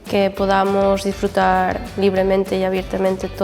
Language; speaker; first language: Spanish; non-native, local second language; Galician